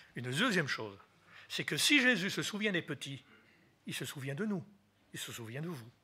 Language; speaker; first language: French; native; French